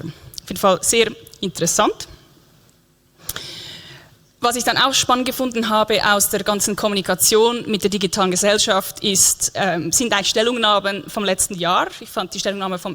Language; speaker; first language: German; native; German